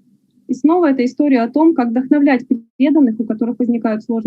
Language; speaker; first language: Russian; native; Russian